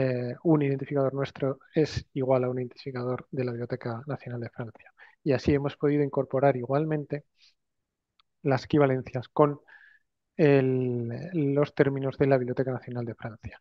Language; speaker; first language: Spanish; native; Spanish